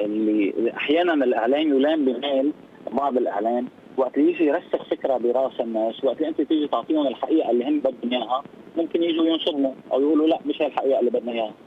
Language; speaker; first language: Arabic; native; Arabic